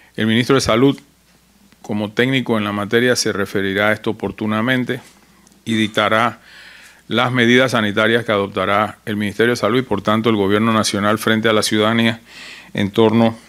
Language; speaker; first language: Spanish; native; Spanish